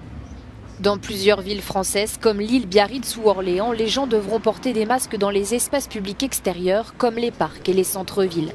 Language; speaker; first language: French; native; French